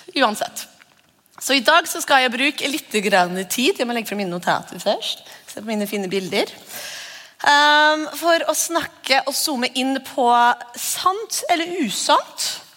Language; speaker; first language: Norwegian; native; Norwegian